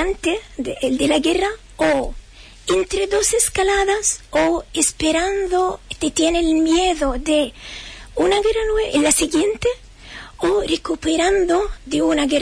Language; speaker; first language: Spanish; non-native, fluent; Arabic